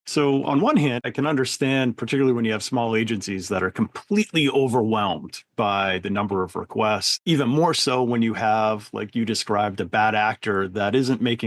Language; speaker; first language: English; native; English